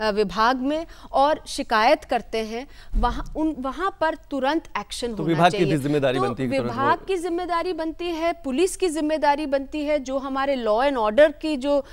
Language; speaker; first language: Hindi; native; Hindi